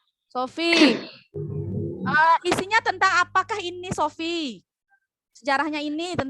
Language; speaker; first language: Indonesian; native; Indonesian